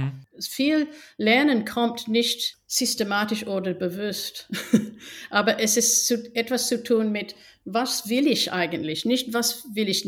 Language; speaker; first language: German; non-native, fluent; English